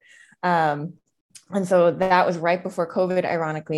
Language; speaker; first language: English; native; English